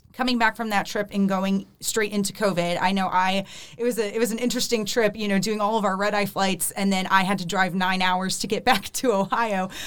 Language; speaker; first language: English; native; English